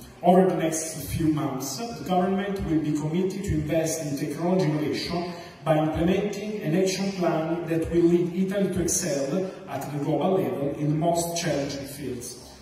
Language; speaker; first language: English; non-native, fluent; Italian